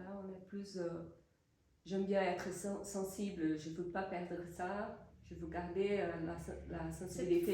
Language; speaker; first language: French; non-native, fluent; Portuguese